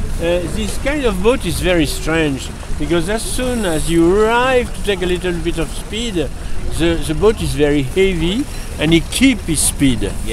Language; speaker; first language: English; non-native, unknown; French